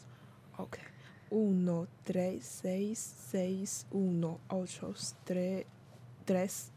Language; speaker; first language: Spanish; non-native, learner; Chinese